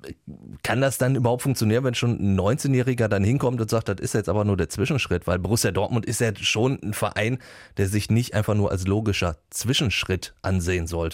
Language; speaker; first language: German; native; German